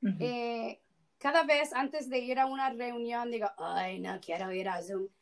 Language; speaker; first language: Spanish; non-native, fluent; English